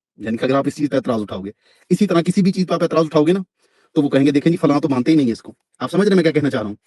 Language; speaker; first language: Urdu; native; Urdu